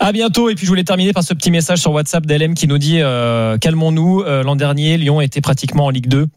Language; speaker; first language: French; native; French